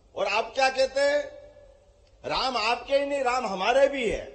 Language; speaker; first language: Hindi; native; Hindi